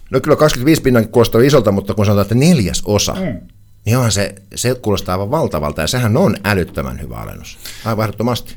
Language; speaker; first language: Finnish; native; Finnish